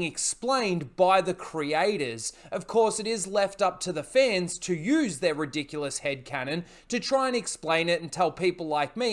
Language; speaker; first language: English; native; English